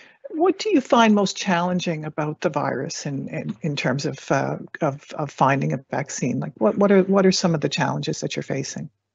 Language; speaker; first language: English; native; English